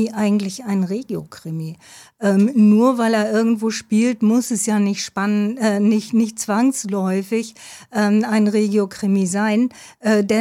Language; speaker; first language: German; native; German